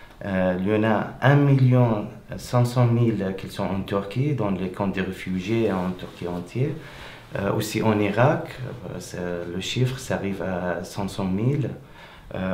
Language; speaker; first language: French; non-native, fluent; Arabic